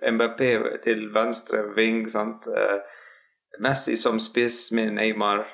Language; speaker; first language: Norwegian; non-native, fluent; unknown